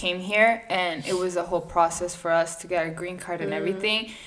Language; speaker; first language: English; non-native, fluent; Italian